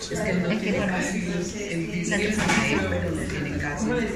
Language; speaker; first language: Spanish; native; Spanish